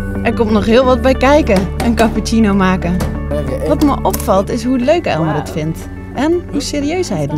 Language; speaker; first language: Dutch; native; Dutch